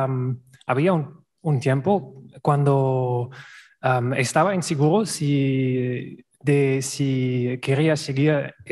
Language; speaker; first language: Spanish; non-native, learner; German